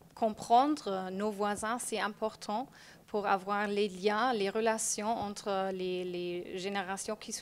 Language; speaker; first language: French; non-native, fluent; German